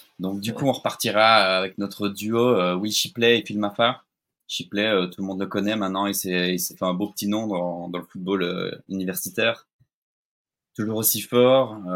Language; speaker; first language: French; native; French